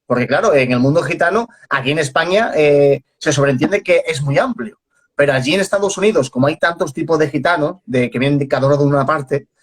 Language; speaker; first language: Spanish; native; Spanish